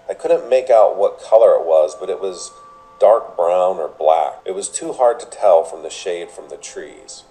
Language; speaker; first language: English; native; English